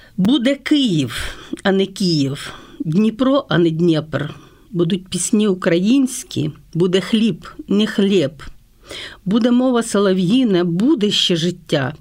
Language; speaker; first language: Ukrainian; non-native, local second language; Russian